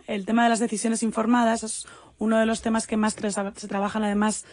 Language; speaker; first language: Spanish; native; Spanish